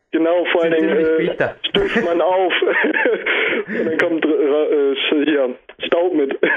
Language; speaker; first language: German; native; German